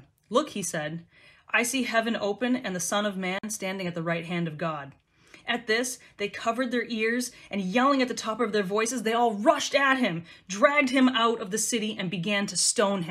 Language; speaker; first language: English; native; English